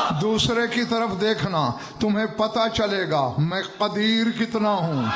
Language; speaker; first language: Urdu; non-native, local second language; Saraiki